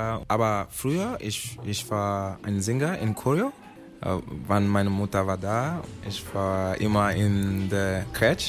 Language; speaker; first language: German; non-native, learner; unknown